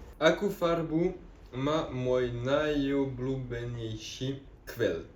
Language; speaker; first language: Slovak; non-native, learner; French